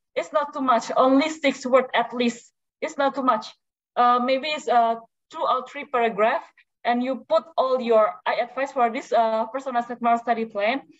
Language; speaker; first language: English; non-native, learner; Indonesian